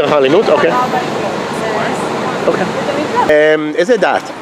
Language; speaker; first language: Hebrew; non-native, fluent; English